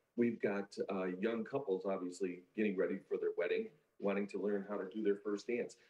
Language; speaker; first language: English; native; English